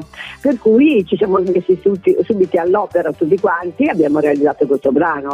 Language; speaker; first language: Italian; native; Italian